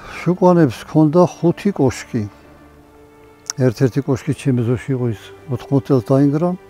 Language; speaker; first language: Georgian; non-native, local second language; Svan